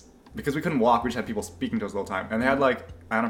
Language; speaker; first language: English; native; English